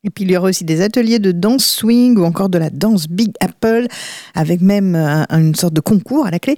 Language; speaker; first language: French; native; French